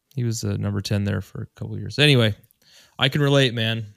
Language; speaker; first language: English; native; English